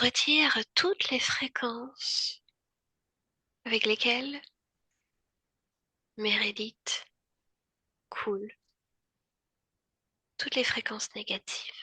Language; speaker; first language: French; native; French